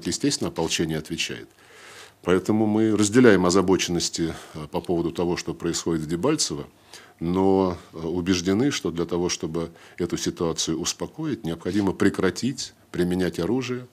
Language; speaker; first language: Russian; native; Russian